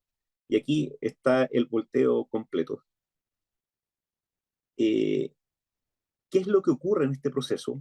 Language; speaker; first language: Spanish; native; Spanish